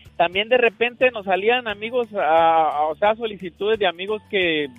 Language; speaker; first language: Spanish; native; Spanish